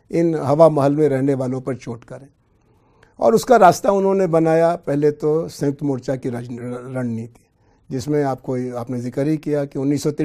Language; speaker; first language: Hindi; native; Hindi